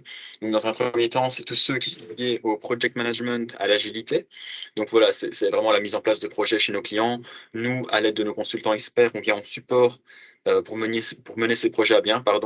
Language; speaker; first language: French; native; French